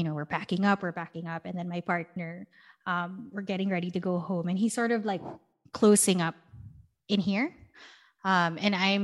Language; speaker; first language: English; non-native, local second language; Filipino